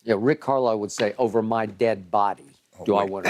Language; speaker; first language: English; native; English